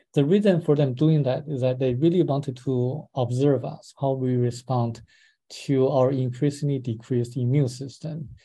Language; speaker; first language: English; non-native, fluent; Chinese